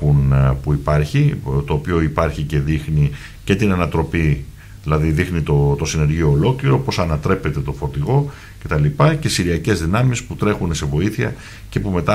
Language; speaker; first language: Greek; native; Greek